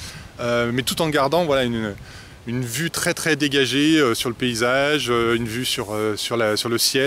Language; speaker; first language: French; native; French